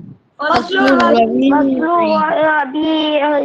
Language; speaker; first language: Arabic; non-native, learner; Urdu